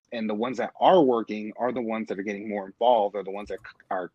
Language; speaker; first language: English; native; English